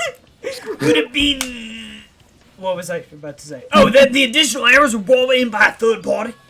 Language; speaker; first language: English; native; English